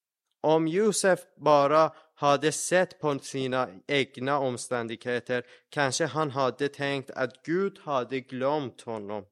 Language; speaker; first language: Swedish; non-native, fluent; Persian